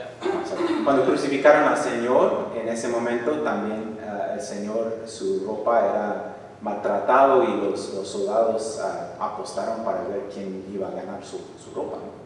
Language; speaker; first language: Spanish; non-native, fluent; English